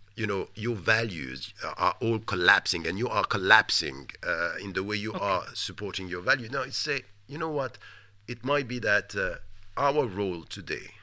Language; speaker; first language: English; non-native, fluent; French